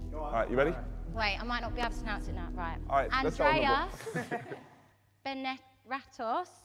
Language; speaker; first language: English; native; English